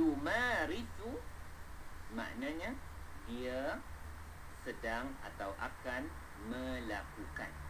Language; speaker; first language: Malay; native; Malay